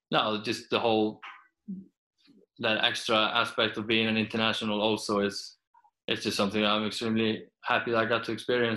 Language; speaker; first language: English; non-native, fluent; Icelandic